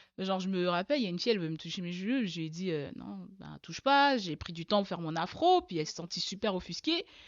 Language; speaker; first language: French; early bilingual, other home language; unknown